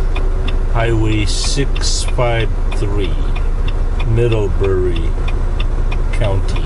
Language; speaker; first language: English; native; English